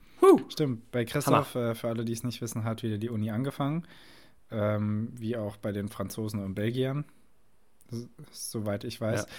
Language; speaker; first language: German; native; German